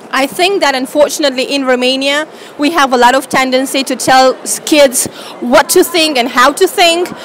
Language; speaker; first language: English; non-native, fluent; Romanian